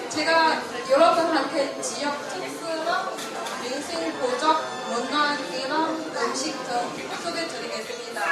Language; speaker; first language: Korean; non-native, fluent; Chinese